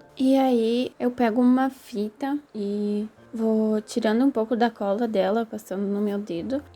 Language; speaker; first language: Portuguese; native; Portuguese